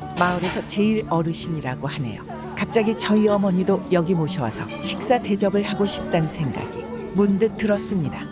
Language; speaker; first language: Korean; native; Korean